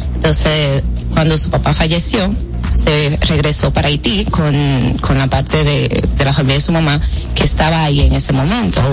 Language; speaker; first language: Spanish; early bilingual, heritage; Spanish